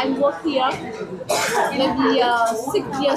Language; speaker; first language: English; non-native, learner; Vietnamese